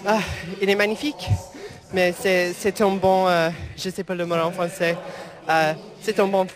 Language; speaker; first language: French; non-native, learner; English